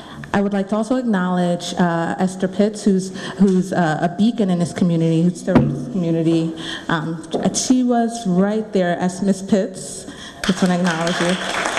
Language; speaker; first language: English; native; English